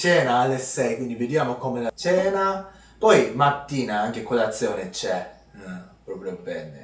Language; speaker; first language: Italian; non-native, learner; Japanese